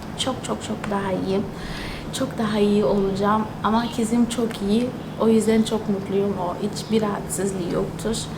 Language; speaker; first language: Turkish; non-native, fluent; Tsonga